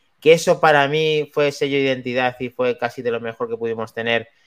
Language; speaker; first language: Spanish; native; Spanish